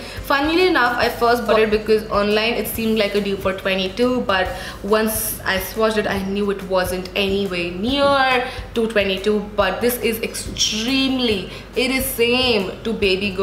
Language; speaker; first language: English; non-native, local second language; Hindi